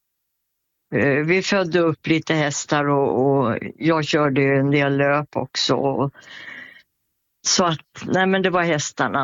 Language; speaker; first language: Swedish; native; Swedish